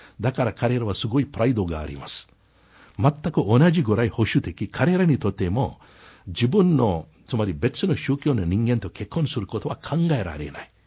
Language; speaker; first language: Japanese; non-native, fluent; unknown